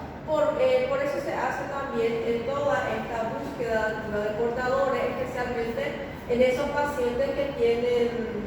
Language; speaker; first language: Spanish; native; Spanish